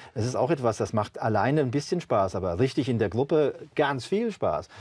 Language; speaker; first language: German; native; German